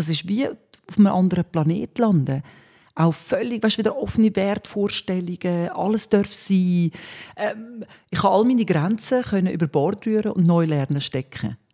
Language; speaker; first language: German; early bilingual, other home language; Swiss German